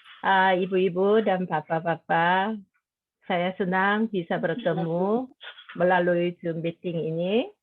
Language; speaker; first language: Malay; non-native, fluent; Korean